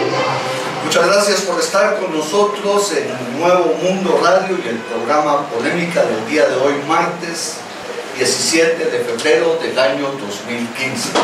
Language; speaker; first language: Spanish; native; Spanish